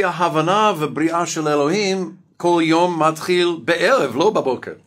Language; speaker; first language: Hebrew; non-native, fluent; English